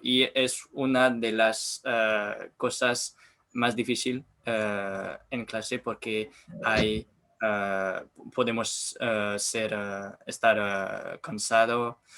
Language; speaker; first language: Spanish; non-native, learner; French